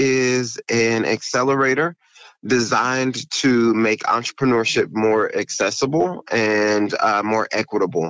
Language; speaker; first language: English; native; English